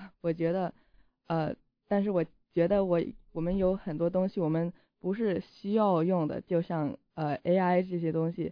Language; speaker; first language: Chinese; early bilingual, heritage; Chinese